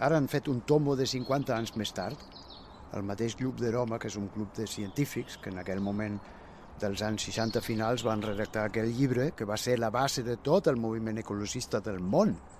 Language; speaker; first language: Catalan; non-native, fluent; German